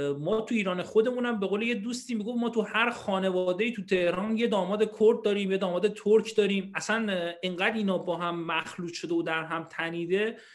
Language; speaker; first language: Persian; native; Persian